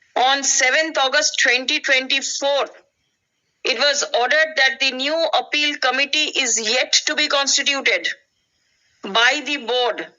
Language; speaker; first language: English; non-native, local second language; Bangla